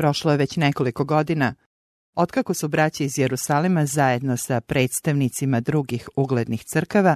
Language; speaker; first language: Serbian; native; Serbian